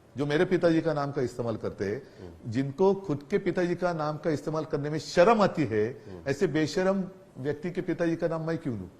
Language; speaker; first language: Hindi; non-native, local second language; Marathi